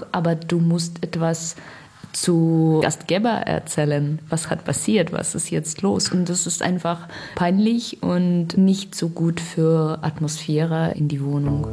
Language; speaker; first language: German; non-native, learner; Russian